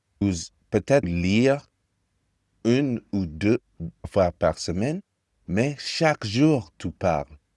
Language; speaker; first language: French; non-native, fluent; English